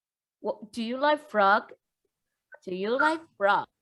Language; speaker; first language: English; non-native, learner; Vietnamese